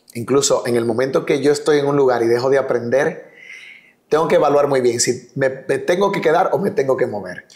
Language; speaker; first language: Spanish; native; Spanish